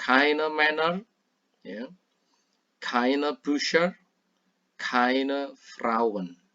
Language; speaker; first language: German; non-native, fluent; Indonesian